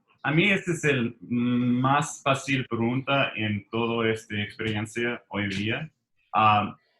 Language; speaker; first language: Spanish; non-native, learner; English